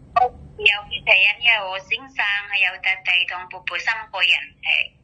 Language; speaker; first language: Cantonese; non-native, learner; Indonesian